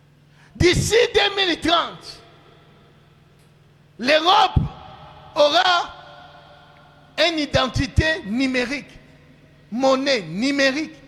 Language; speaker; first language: French; non-native, local second language; Lingala